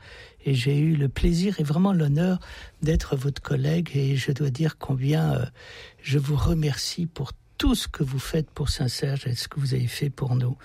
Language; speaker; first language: French; native; French